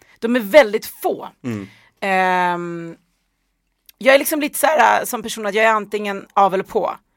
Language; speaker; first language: Swedish; early bilingual, other home language; Persian